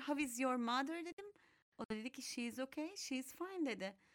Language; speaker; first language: English; non-native, fluent; Turkish